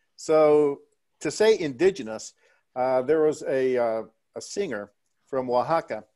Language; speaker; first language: English; early bilingual, other home language; Spanish